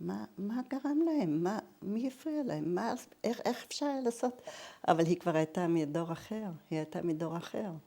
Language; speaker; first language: Hebrew; early bilingual, other home language; German